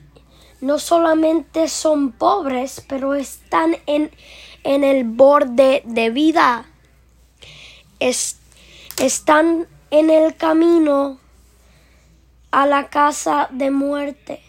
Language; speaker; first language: Spanish; early bilingual, heritage; Spanish